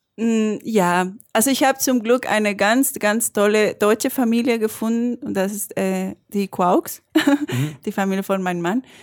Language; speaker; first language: German; non-native, fluent; Spanish